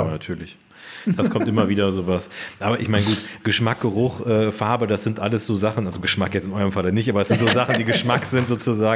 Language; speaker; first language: German; native; German